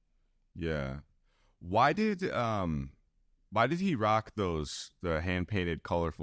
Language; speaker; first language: English; native; English